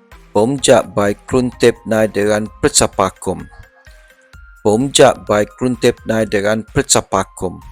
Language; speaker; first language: Thai; non-native, learner; English